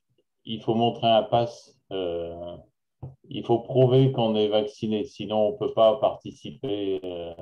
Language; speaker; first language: French; native; French